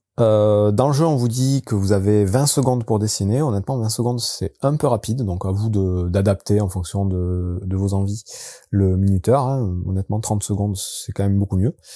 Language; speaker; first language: French; native; French